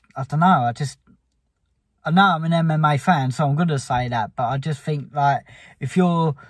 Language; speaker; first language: English; native; English